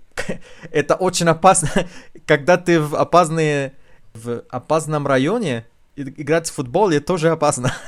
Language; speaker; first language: Russian; non-native, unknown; Spanish